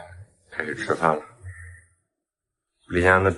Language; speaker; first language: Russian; non-native, learner; Chinese